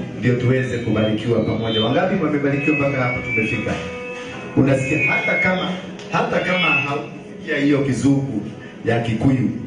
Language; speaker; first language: Swahili; non-native, local second language; Kikuyu